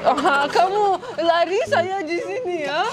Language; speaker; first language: Indonesian; non-native, learner; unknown